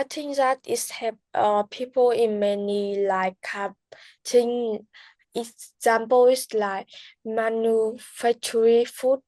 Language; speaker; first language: English; non-native, learner; Vietnamese